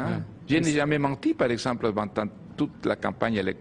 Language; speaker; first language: French; non-native, fluent; Spanish